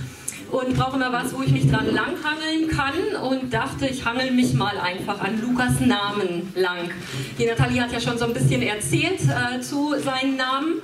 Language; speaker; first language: German; native; German